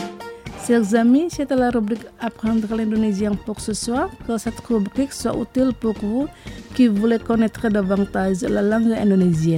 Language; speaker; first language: French; non-native, fluent; Indonesian